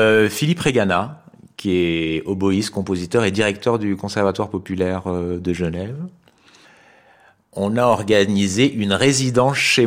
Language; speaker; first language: French; native; French